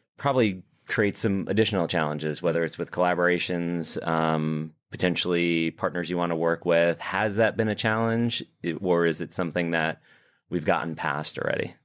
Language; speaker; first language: English; native; English